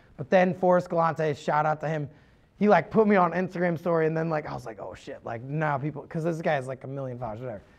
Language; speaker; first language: English; native; English